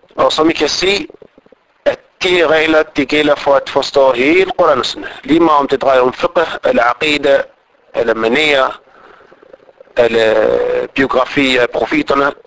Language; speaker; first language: Danish; non-native, fluent; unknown